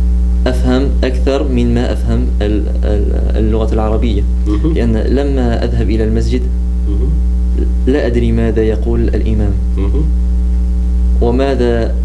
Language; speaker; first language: Arabic; non-native, fluent; French